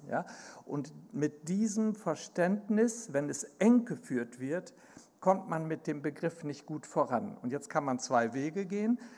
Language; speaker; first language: German; native; German